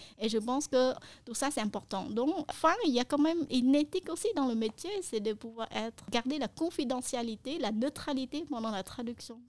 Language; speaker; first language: French; non-native, fluent; Khmer